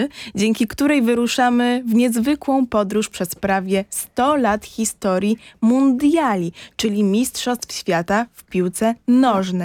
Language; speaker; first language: Polish; native; Polish